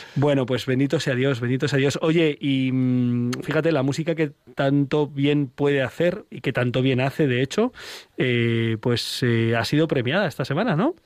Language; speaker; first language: Spanish; native; Spanish